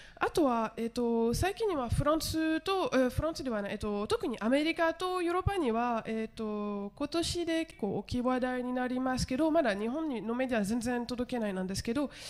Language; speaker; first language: Japanese; non-native, fluent; French